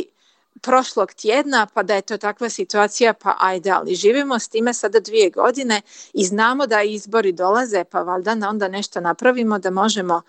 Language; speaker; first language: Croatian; early bilingual, heritage; Croatian